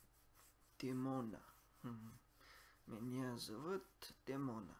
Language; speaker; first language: Russian; non-native, learner; English